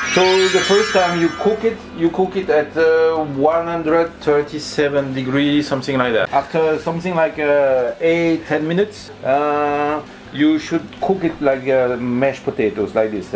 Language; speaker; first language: English; non-native, local second language; French